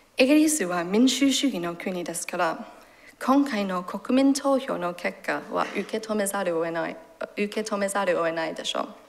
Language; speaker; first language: Japanese; non-native, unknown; English